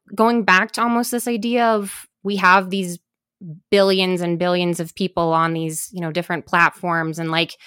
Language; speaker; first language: English; native; English